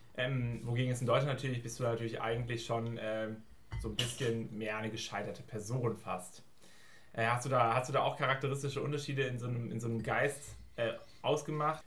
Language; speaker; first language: German; native; German